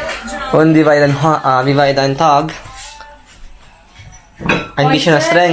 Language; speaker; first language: German; non-native, learner; Filipino